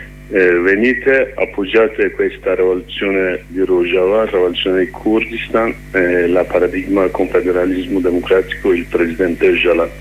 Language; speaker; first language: Italian; non-native, learner; Kurdish